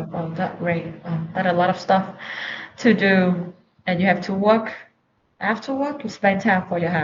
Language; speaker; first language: English; non-native, learner; Vietnamese